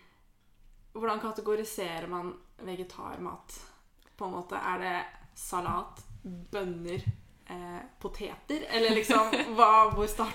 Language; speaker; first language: Norwegian; native; Norwegian